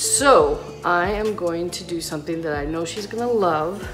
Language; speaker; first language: English; native; English